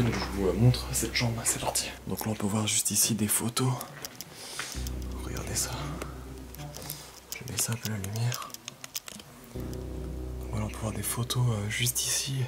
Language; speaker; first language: French; native; French